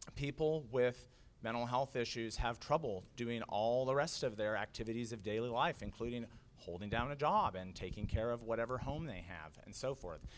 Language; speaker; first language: English; native; English